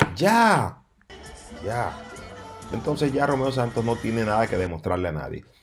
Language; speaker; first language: Spanish; native; Spanish